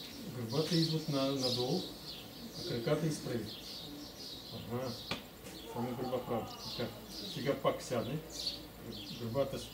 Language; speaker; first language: Bulgarian; non-native, learner; Russian